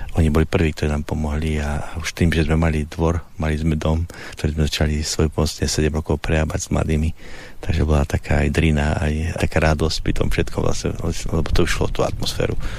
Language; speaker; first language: Slovak; native; Slovak